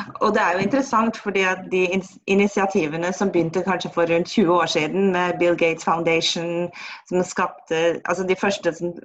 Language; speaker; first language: Norwegian; native; Norwegian